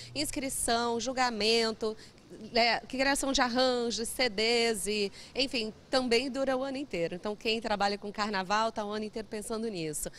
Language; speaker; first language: Portuguese; native; Portuguese